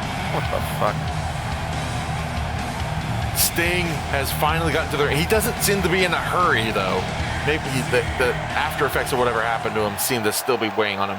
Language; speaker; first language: English; native; English